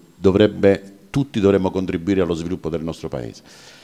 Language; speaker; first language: Italian; native; Italian